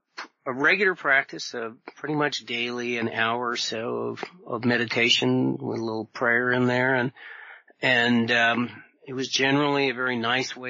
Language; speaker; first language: English; native; English